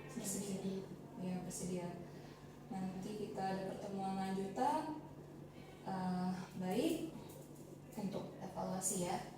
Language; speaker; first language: Indonesian; native; Indonesian